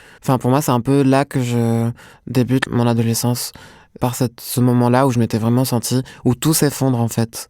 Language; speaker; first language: French; non-native, local second language; Arabic